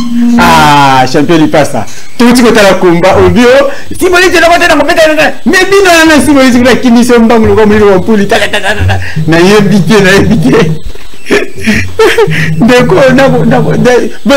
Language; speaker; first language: French; non-native, local second language; Lingala